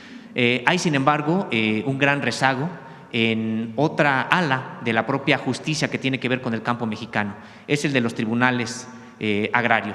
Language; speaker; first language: Spanish; native; Spanish